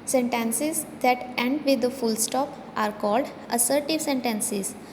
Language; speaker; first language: English; non-native, local second language; Punjabi